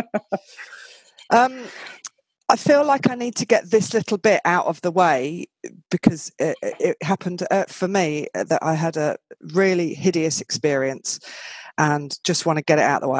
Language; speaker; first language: English; native; English